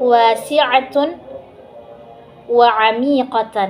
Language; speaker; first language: Arabic; non-native, learner; Indonesian